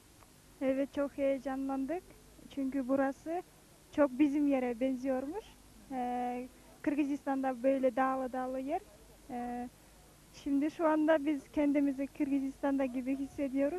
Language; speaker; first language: Turkish; non-native, learner; Kyrgyz